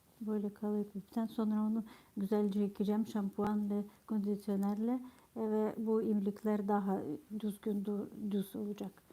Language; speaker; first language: Turkish; non-native, fluent; Ukrainian